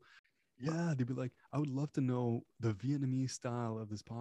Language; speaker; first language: English; non-native, fluent; French